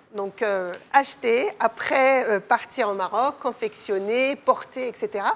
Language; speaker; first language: French; non-native, local second language; Arabic